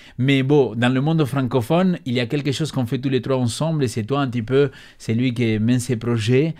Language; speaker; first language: French; non-native, fluent; Spanish